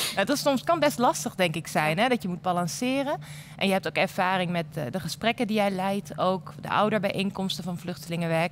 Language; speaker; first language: Dutch; native; Dutch